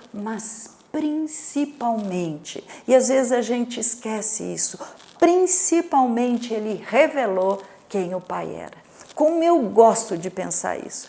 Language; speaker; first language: Portuguese; native; Portuguese